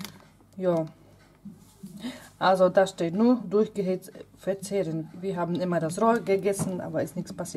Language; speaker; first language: German; non-native, fluent; Polish